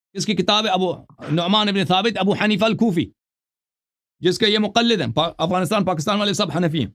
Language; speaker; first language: Urdu; non-native, fluent; Persian